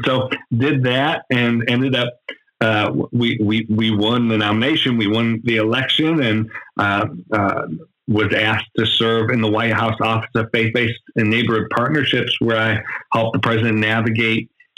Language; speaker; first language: English; native; English